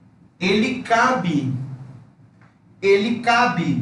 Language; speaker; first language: Portuguese; non-native, fluent; Spanish